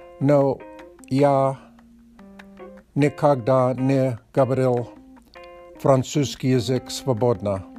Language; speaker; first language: Russian; non-native, learner; English